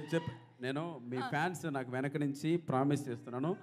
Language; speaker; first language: Telugu; native; Telugu